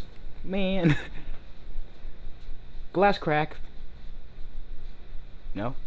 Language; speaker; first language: English; native; English